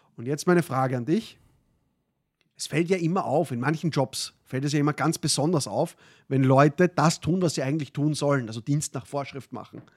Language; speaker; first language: German; early bilingual, other home language; Arabic